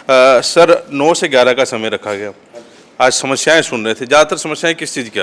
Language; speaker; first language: Hindi; native; Hindi